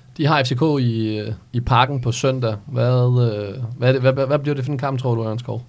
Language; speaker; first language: Danish; early bilingual, other home language; Serbian